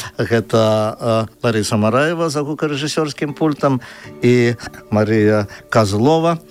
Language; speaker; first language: Belarusian; non-native, local second language; Russian